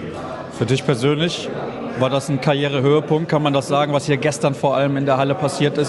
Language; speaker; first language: German; native; German